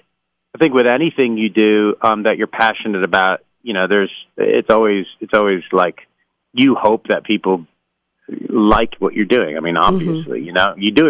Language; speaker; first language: English; native; English